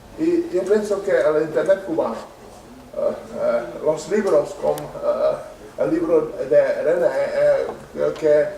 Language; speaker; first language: Spanish; non-native, learner; Czech